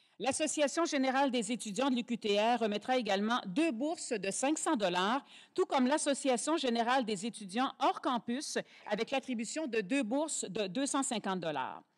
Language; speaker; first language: French; native; French